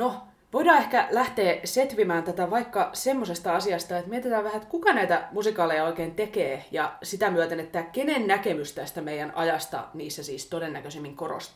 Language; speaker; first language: Finnish; native; Finnish